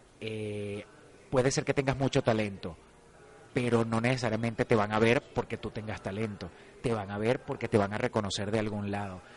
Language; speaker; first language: Spanish; native; Spanish